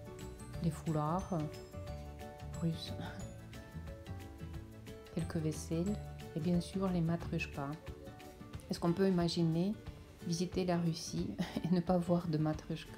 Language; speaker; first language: French; non-native, fluent; Russian